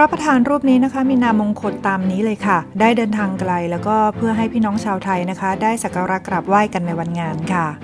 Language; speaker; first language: Thai; native; Thai